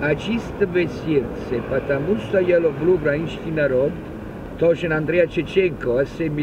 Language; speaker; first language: Russian; non-native, learner; Italian